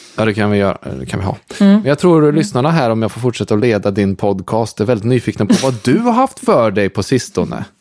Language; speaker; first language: Swedish; native; Swedish